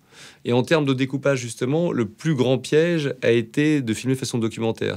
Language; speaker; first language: French; native; French